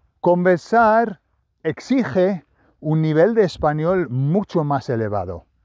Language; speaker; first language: Spanish; non-native, fluent; English